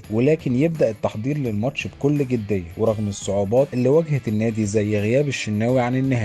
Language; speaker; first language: Arabic; native; Arabic